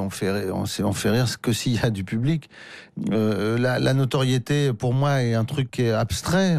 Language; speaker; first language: French; native; French